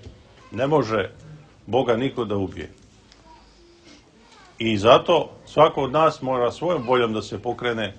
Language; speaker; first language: Serbian; native; Serbian